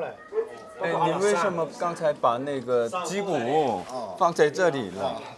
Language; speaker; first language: Chinese; non-native, learner; Korean